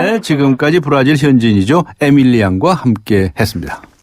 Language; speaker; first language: Korean; native; Korean